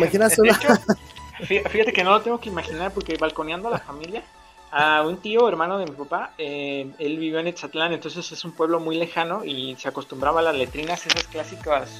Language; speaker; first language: Spanish; native; Spanish